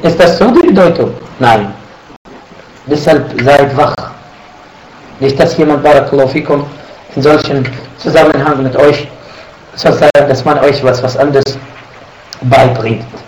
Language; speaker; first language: German; non-native, fluent; Arabic